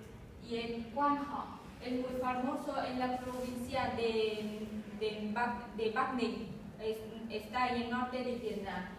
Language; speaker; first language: Spanish; non-native, fluent; Vietnamese